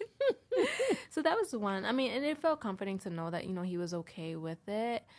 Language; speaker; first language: English; early bilingual, heritage; English